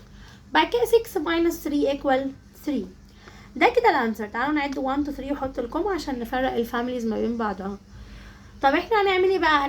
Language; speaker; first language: Arabic; native; Arabic